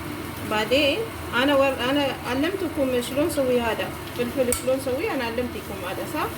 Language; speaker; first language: Arabic; non-native, learner; Amharic